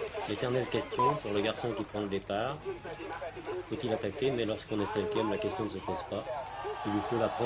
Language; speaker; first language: French; native; French